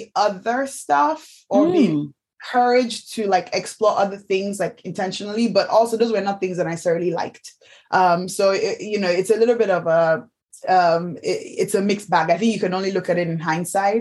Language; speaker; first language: English; non-native, local second language; Yoruba